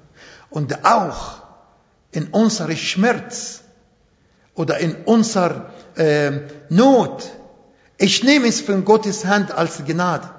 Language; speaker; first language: German; non-native, fluent; Arabic